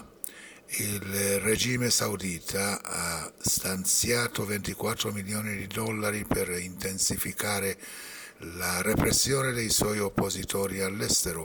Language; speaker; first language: Italian; non-native, fluent; Persian